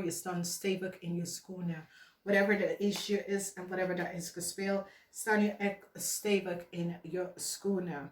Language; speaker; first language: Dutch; non-native, learner; English